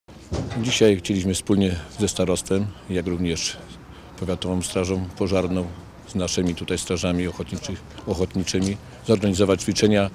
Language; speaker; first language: Polish; native; Polish